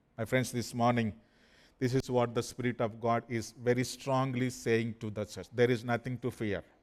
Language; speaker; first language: English; non-native, fluent; Telugu